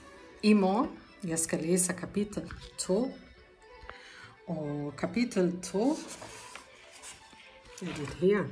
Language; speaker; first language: Danish; non-native, learner; Portuguese